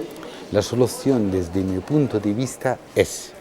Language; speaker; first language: Spanish; non-native, fluent; Arabic